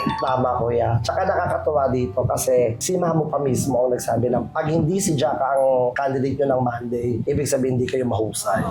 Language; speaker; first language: Filipino; native; Filipino